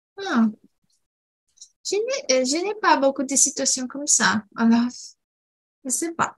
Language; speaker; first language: French; non-native, learner; Portuguese